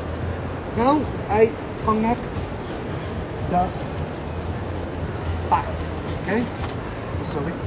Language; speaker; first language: English; non-native, learner; Italian